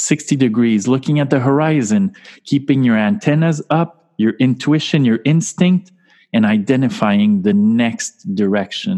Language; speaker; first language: English; non-native, fluent; French